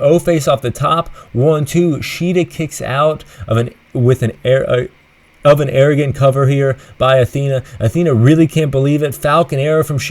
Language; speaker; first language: English; native; English